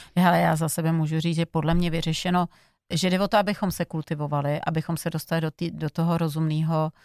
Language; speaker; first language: Czech; non-native, local second language; Polish